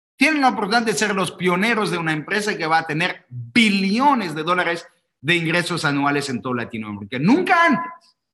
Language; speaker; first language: Spanish; non-native, fluent; English